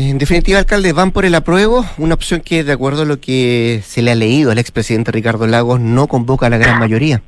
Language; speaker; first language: Spanish; native; Spanish